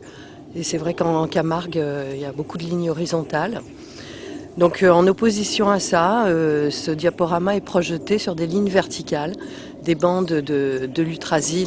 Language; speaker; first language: French; native; French